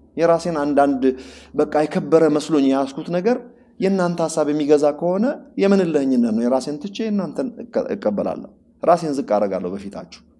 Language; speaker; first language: Amharic; non-native, local second language; Oromo